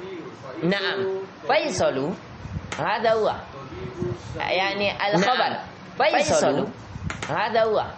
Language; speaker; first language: Arabic; non-native, fluent; Indonesian